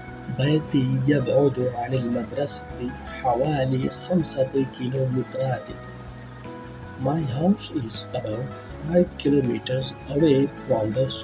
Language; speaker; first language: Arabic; non-native, fluent; Urdu